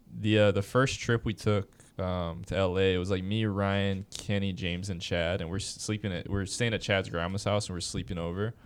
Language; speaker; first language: English; native; English